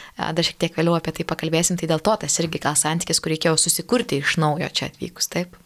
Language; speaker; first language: Lithuanian; native; Lithuanian